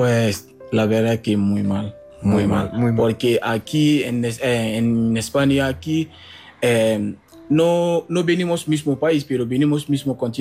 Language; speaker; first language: Spanish; non-native, fluent; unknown